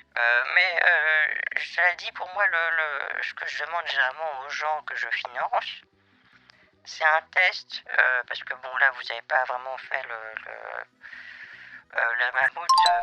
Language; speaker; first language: French; native; French